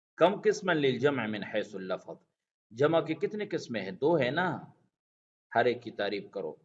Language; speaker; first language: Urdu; non-native, local second language; Pashto